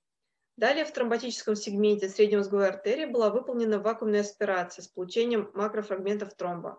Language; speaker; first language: Russian; native; Russian